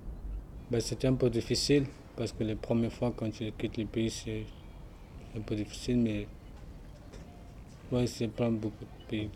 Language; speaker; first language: French; non-native, learner; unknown